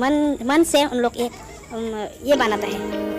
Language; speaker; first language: Hindi; non-native, local second language; Garo